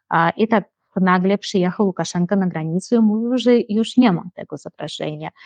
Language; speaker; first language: Polish; non-native, fluent; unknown